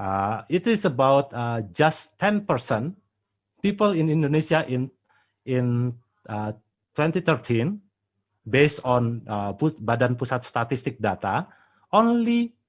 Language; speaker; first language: English; non-native, fluent; Indonesian